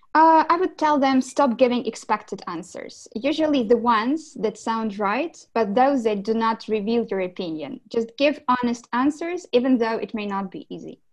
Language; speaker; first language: English; non-native, fluent; Ukrainian